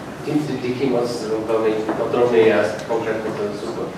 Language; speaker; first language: Czech; non-native, learner; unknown